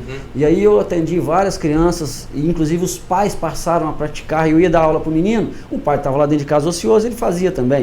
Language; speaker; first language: Portuguese; native; Portuguese